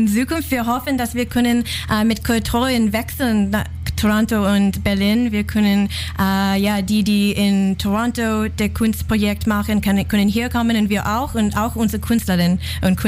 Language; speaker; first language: German; non-native, learner; English